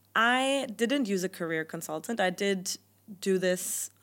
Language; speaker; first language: English; non-native, fluent; German